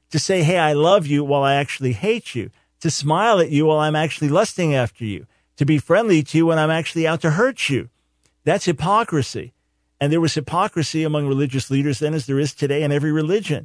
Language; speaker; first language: English; native; English